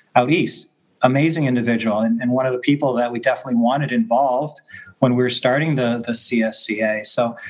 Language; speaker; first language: English; native; English